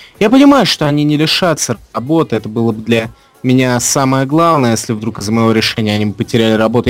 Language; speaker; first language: Russian; non-native, fluent; English